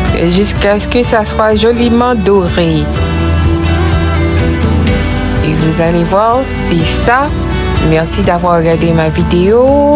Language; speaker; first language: French; non-native, local second language; Haitian Creole